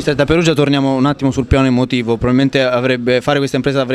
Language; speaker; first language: Italian; native; Italian